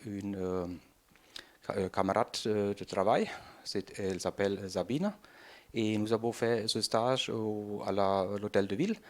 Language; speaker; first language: French; non-native, learner; German